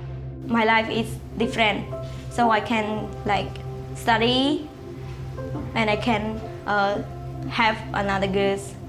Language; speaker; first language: English; non-native, learner; Khmer